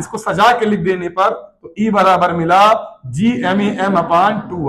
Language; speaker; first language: Hindi; native; Hindi